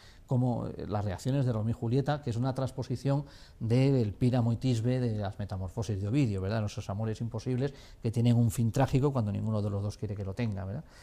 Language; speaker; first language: Spanish; native; Spanish